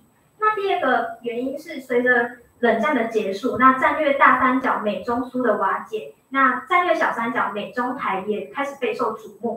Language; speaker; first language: Chinese; native; Chinese